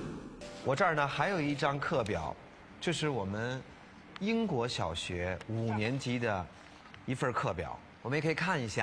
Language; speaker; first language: Chinese; native; Chinese